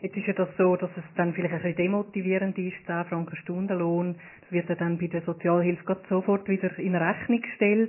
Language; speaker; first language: German; native; German